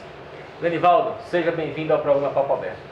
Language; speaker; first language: Portuguese; native; Portuguese